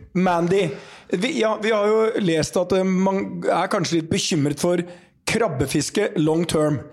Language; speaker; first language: Norwegian; native; Norwegian